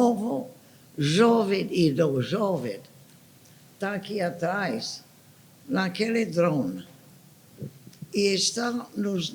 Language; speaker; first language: Portuguese; non-native, fluent; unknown